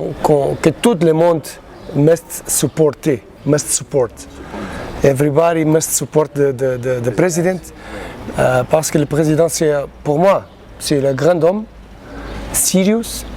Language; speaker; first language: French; non-native, learner; Portuguese